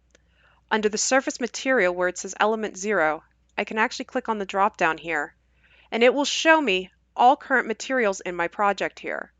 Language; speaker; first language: English; native; English